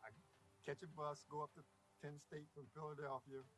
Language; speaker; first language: English; native; English